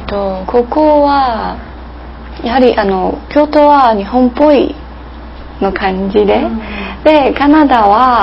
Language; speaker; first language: Japanese; non-native, learner; English